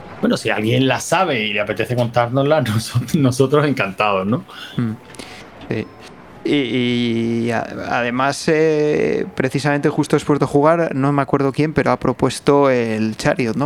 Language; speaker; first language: Spanish; native; Spanish